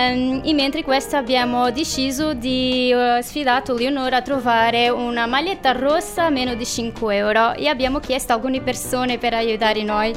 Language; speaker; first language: Italian; non-native, learner; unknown